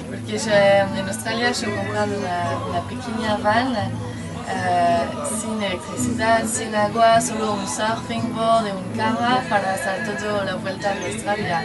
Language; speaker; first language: Spanish; non-native, learner; French